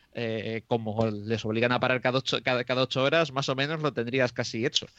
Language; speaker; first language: Spanish; native; Spanish